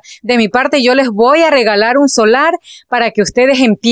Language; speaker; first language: Spanish; native; Spanish